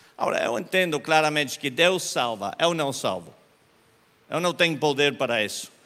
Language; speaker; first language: Portuguese; non-native, learner; Spanish